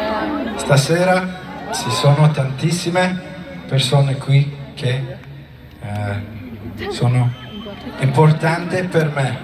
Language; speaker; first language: Italian; non-native, learner; English